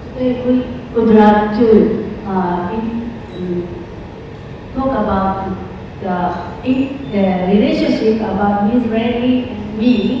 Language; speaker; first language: English; non-native, learner; Japanese